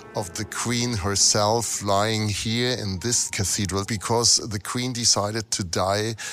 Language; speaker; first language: English; non-native, fluent; German